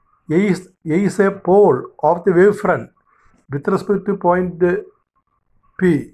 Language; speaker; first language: English; non-native, local second language; Malayalam